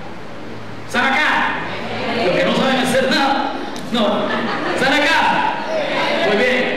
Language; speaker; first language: Spanish; native; Spanish